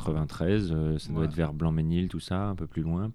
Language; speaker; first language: French; native; French